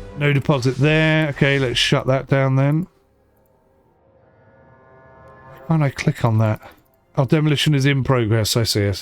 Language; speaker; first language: English; native; English